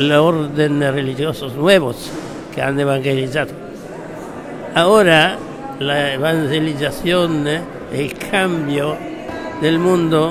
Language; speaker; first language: Spanish; non-native, fluent; Italian